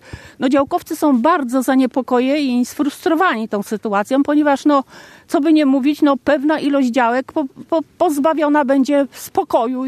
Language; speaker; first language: Polish; native; Polish